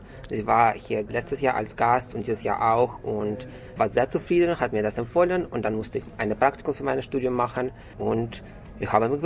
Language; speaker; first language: German; non-native, fluent; Ukrainian